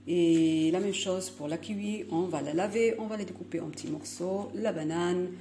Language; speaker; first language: French; non-native, local second language; Arabic